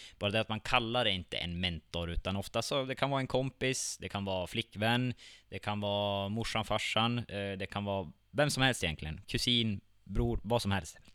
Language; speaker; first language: Swedish; native; Swedish